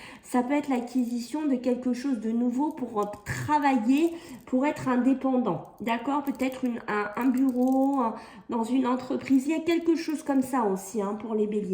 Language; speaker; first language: French; native; French